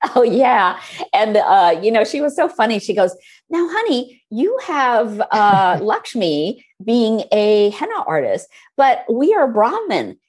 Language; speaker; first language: English; early bilingual, other home language; Hindi